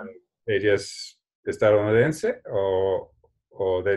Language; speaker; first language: Spanish; non-native, learner; English